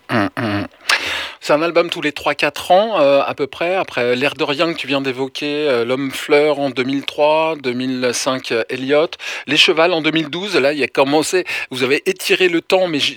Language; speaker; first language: French; native; French